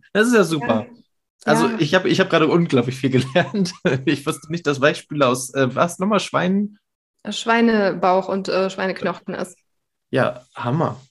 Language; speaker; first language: German; native; German